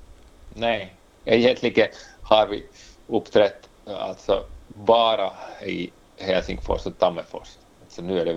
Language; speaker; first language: Swedish; non-native, local second language; Finnish